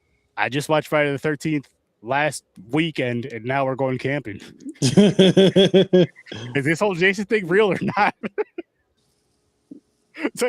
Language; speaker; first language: English; native; English